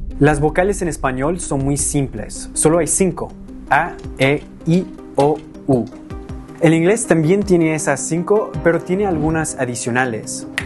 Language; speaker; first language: Spanish; non-native, fluent; English